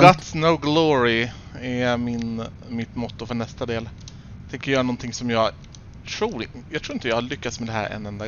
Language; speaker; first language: Swedish; native; Swedish